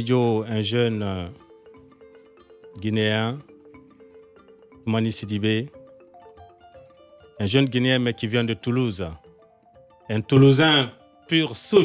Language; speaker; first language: French; non-native, local second language; Bambara